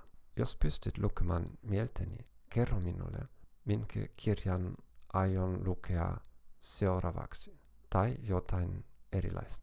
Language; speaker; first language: Finnish; non-native, fluent; German